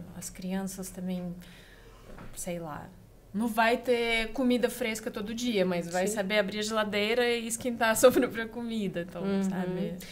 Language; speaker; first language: Portuguese; non-native, fluent; Russian